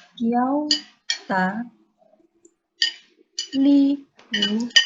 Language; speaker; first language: Chinese; non-native, learner; Indonesian